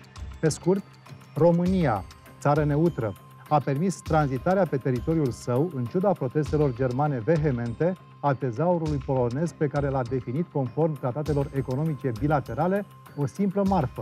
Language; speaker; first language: Romanian; native; Romanian